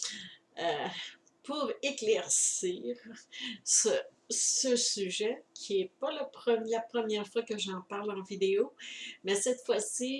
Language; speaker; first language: French; native; French